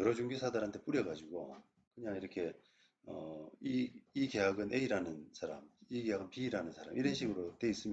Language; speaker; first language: Korean; native; Korean